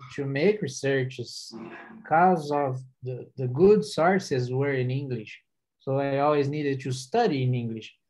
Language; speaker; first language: English; non-native, fluent; Portuguese